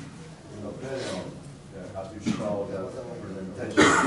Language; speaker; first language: English; non-native, learner; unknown